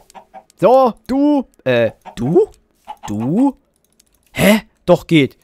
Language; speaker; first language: German; native; German